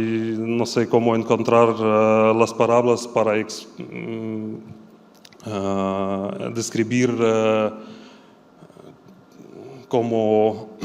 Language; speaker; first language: Spanish; non-native, fluent; Ukrainian